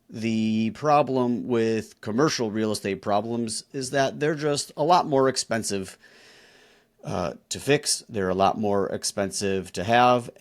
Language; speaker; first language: English; native; English